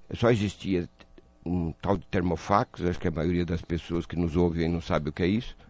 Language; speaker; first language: Portuguese; native; Portuguese